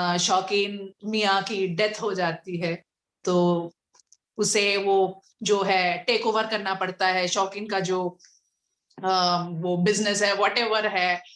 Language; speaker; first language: Hindi; non-native, local second language; Bangla